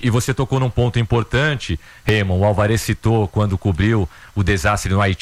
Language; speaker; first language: Portuguese; native; Portuguese